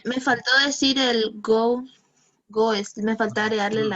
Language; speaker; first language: Spanish; native; Spanish